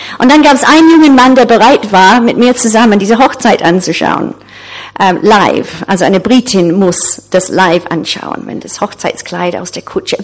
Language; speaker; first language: German; non-native, fluent; English